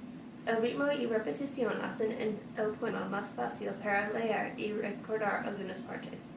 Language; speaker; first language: Spanish; non-native, learner; English